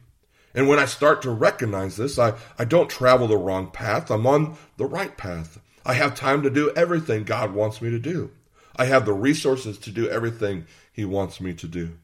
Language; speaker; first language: English; native; English